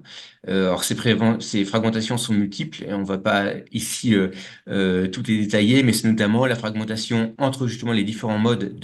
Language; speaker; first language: French; native; French